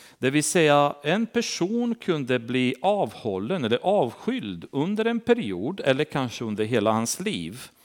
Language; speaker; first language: Swedish; non-native, fluent; Romanian